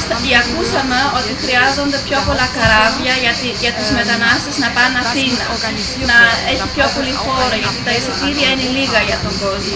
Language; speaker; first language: Greek; early bilingual, heritage; Greek